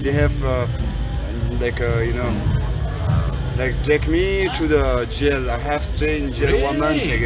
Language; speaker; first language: English; non-native, learner; Tibetan